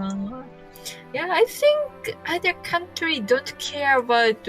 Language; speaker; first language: English; non-native, learner; Japanese